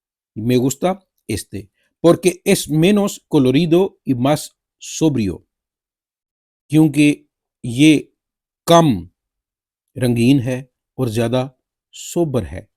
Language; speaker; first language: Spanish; non-native, fluent; Urdu